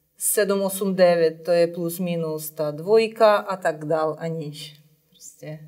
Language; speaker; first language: Czech; non-native, fluent; Ukrainian